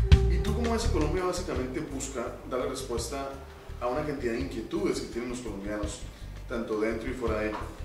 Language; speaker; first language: Spanish; native; Spanish